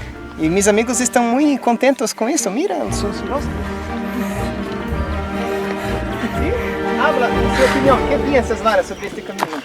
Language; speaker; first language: Spanish; non-native, learner; Portuguese